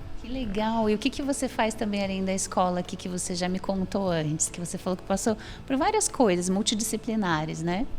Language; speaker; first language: Portuguese; native; Portuguese